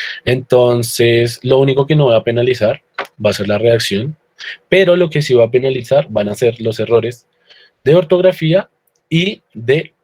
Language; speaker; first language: Spanish; native; Spanish